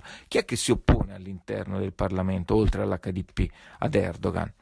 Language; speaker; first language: Italian; native; Italian